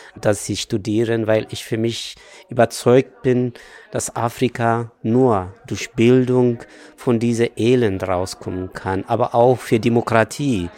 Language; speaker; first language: German; non-native, fluent; Amharic